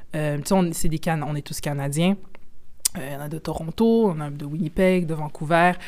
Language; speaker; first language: French; native; French